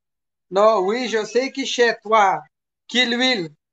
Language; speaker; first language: French; non-native, learner; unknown